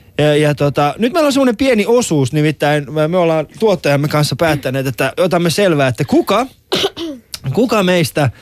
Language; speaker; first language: Finnish; early bilingual, other home language; Persian